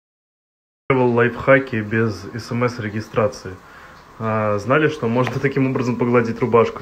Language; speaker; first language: Russian; native; Russian